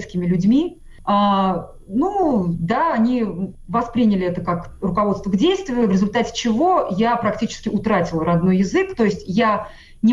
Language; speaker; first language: Russian; non-native, local second language; Tatar